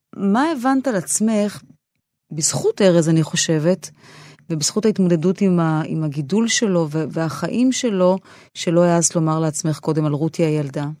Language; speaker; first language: Hebrew; native; Hebrew